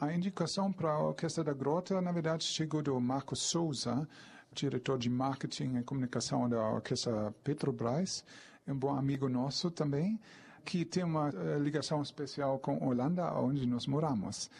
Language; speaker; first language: Portuguese; non-native, fluent; German